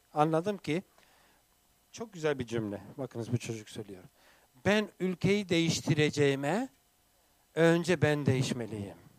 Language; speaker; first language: Turkish; non-native, fluent; English